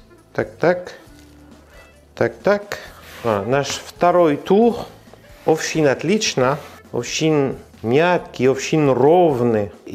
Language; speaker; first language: Russian; non-native, learner; French